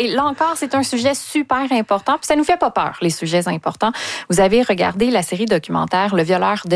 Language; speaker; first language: French; native; French